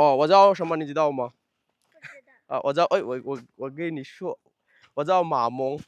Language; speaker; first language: Chinese; non-native, fluent; Bangla